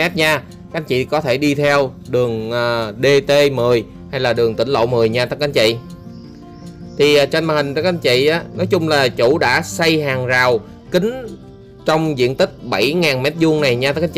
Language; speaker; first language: Vietnamese; native; Vietnamese